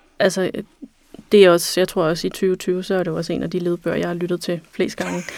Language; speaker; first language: Danish; native; Danish